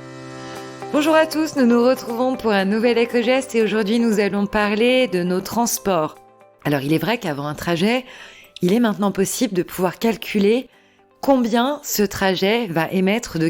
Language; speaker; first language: French; native; French